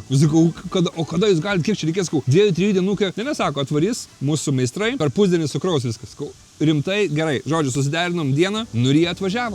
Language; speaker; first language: Lithuanian; native; Lithuanian